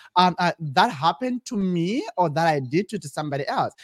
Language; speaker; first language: English; non-native, local second language; Shona